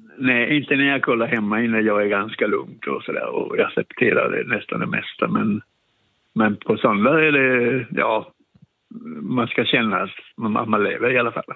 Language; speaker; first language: Swedish; non-native, fluent; Spanish